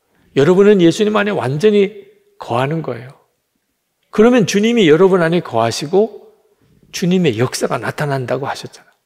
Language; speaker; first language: Korean; native; Korean